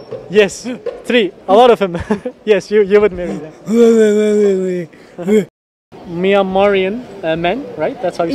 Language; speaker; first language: English; non-native, fluent; Turkish